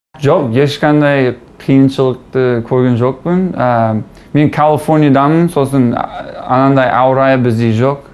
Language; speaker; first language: Kazakh; non-native, learner; English